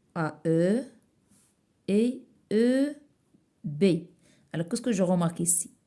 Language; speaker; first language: French; non-native, local second language; Arabic